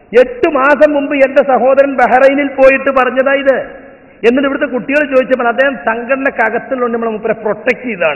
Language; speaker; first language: Malayalam; native; Malayalam